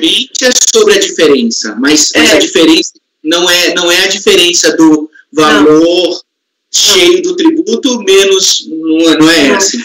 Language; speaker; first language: Portuguese; native; Portuguese